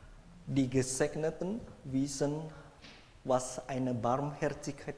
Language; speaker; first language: German; non-native, fluent; Indonesian